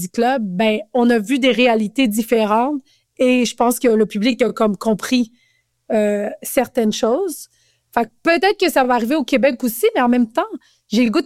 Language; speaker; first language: French; native; French